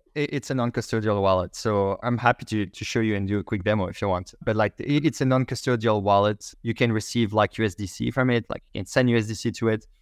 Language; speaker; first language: English; non-native, fluent; French